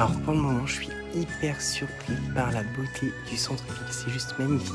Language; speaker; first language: French; native; French